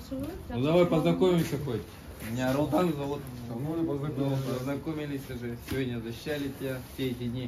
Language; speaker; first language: Russian; native; Russian